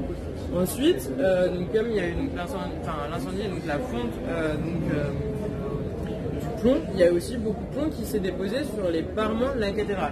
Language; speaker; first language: French; native; French